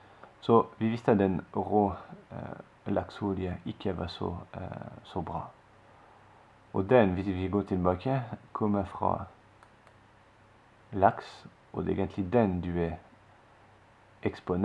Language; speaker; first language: Norwegian; non-native, fluent; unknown